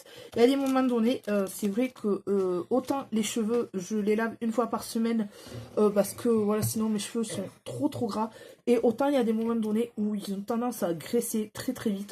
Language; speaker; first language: French; native; French